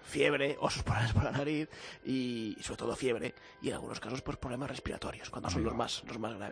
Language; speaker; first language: Spanish; native; Spanish